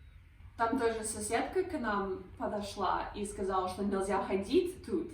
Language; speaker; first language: Russian; non-native, fluent; English